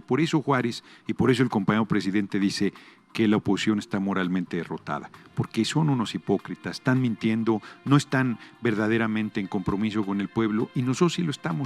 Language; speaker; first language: Spanish; native; Spanish